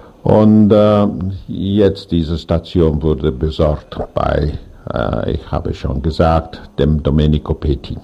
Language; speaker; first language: German; non-native, learner; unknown